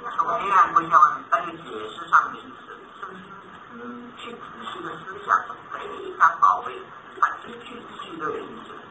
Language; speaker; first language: Chinese; native; Chinese